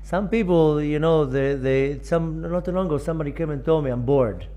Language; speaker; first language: English; non-native, fluent; Hebrew